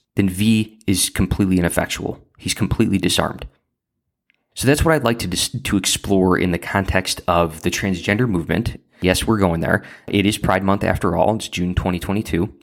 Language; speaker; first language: English; native; English